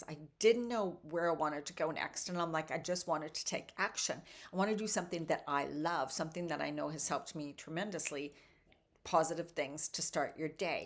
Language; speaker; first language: English; native; English